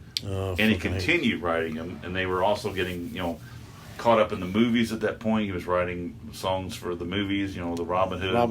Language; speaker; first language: English; native; English